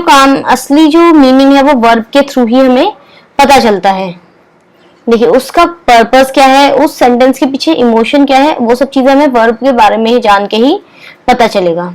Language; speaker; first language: Hindi; native; Hindi